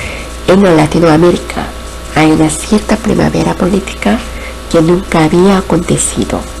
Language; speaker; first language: Spanish; non-native, fluent; Korean